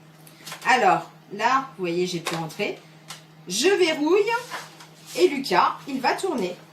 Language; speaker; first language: French; native; French